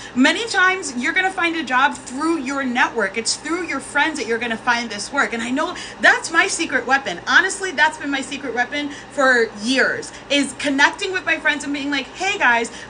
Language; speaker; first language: English; native; English